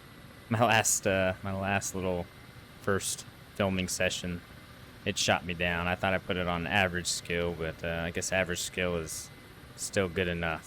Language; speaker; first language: English; native; English